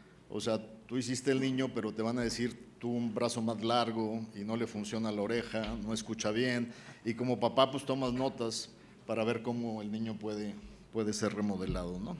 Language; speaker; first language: Spanish; native; Spanish